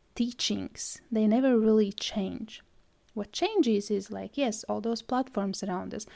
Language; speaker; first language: English; non-native, fluent; Latvian